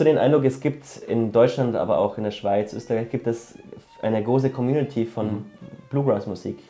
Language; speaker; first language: German; native; German